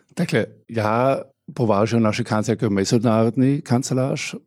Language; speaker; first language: Czech; non-native, fluent; German